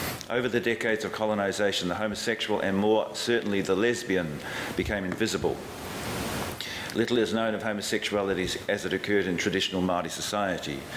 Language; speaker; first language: English; native; English